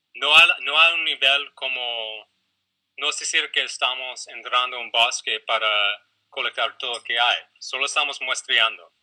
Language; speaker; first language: Spanish; non-native, fluent; English